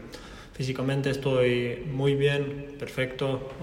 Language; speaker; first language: Spanish; non-native, learner; Croatian